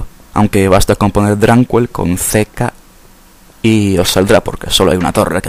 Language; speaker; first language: Spanish; native; Spanish